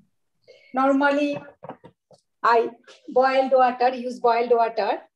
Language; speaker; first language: English; non-native, learner; Bangla